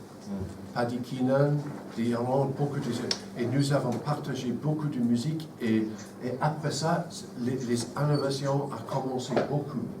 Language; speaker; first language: French; non-native, fluent; English